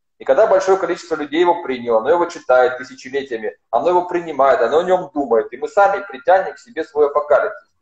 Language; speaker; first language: Russian; non-native, local second language; Ossetic